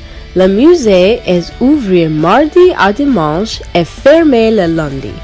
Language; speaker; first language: French; non-native, learner; English